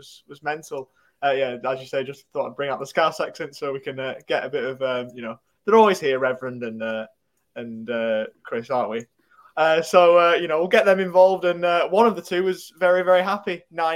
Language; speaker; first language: English; native; English